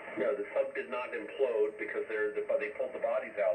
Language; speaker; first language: English; native; English